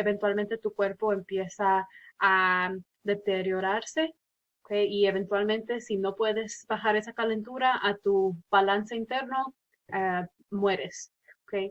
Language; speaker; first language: Spanish; early bilingual, heritage; Spanish